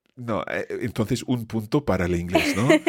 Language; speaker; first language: Spanish; non-native, fluent; English